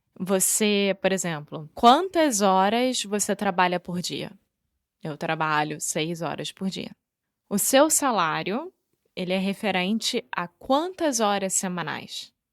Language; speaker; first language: Portuguese; native; Portuguese